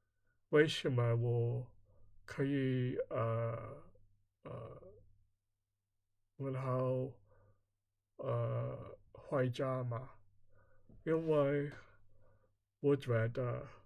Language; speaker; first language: Chinese; non-native, learner; English